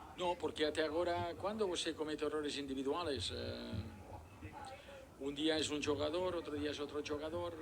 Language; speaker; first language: Portuguese; non-native, learner; Spanish